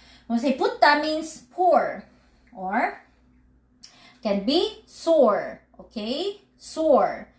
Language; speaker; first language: English; non-native, local second language; Filipino